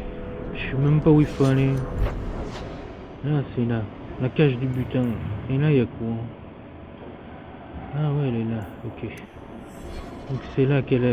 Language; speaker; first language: French; native; French